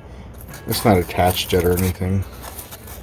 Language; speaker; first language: English; native; English